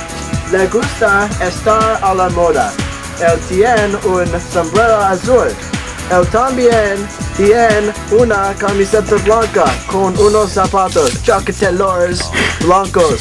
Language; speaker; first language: Spanish; non-native, learner; English